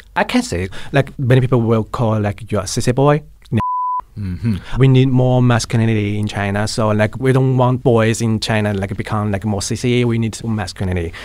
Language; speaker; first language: English; non-native, fluent; Chinese